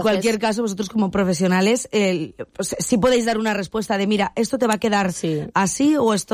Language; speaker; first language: Spanish; native; Spanish